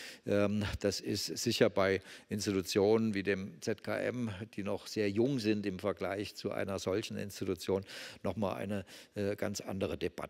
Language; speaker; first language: German; native; German